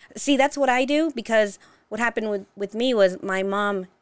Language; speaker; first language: English; early bilingual, other home language; Spanish